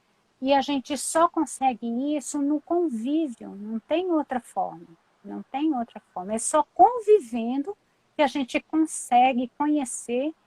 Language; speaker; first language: Portuguese; native; Portuguese